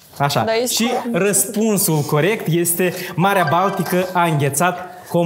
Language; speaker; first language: Romanian; native; Romanian